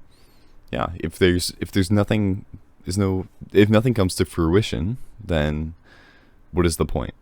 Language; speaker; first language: English; native; English